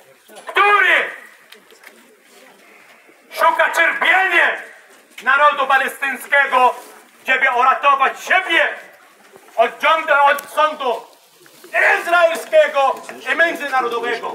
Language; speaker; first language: Polish; non-native, fluent; Arabic